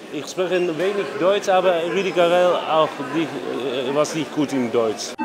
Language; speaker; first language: German; non-native, learner; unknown